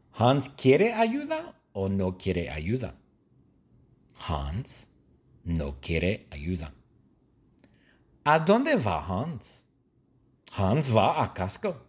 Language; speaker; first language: Spanish; non-native, fluent; English